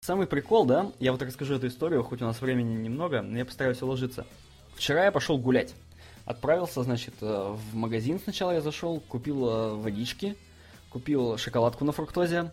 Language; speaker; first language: Russian; native; Russian